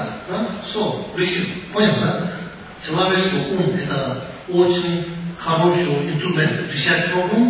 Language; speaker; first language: Russian; non-native, learner; Tibetan